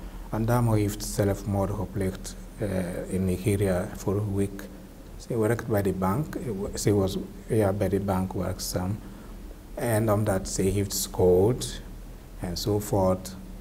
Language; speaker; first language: Dutch; non-native, learner; Igbo